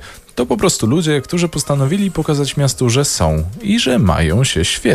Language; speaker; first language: Polish; native; Polish